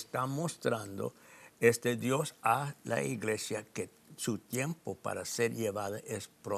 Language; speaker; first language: Spanish; non-native, fluent; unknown